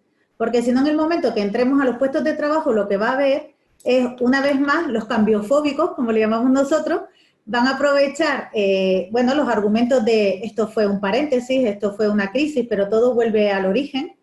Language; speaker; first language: Spanish; native; Spanish